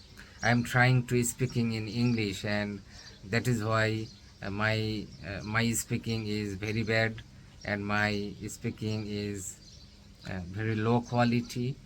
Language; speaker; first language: English; non-native, learner; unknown